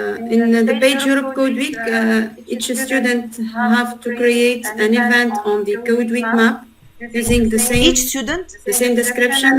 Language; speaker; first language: English; non-native, learner; Arabic